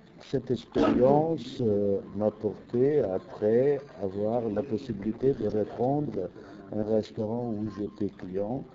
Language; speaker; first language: French; non-native, fluent; Italian